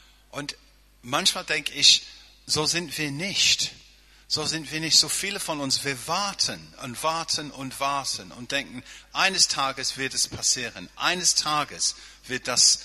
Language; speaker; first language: German; non-native, fluent; English